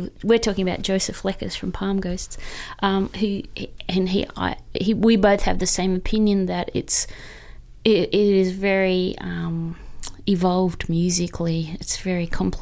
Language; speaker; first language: English; native; English